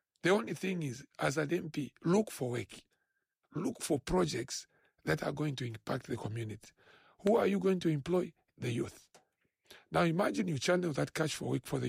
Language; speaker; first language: English; non-native, local second language; Bemba